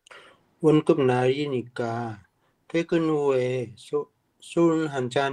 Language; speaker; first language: Korean; non-native, learner; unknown